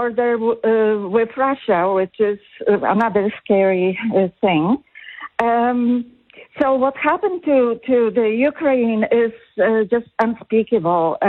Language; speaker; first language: English; non-native, fluent; Polish